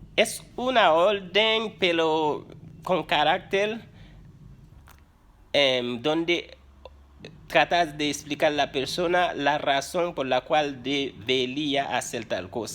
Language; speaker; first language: Spanish; non-native, fluent; Haitian Creole